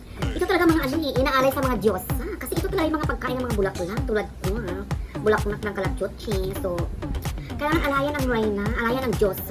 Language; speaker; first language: Filipino; native; Filipino